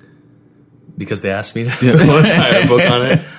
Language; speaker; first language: English; native; English